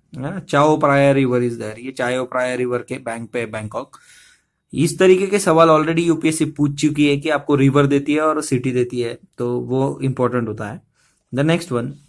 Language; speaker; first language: Hindi; non-native, local second language; Marathi